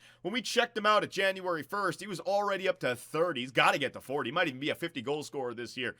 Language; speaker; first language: English; native; English